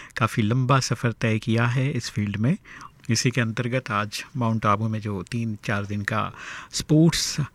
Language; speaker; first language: Hindi; native; Hindi